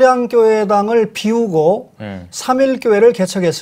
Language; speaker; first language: Korean; native; Korean